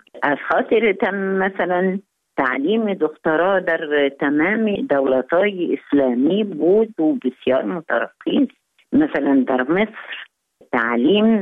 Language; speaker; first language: Persian; non-native, fluent; Arabic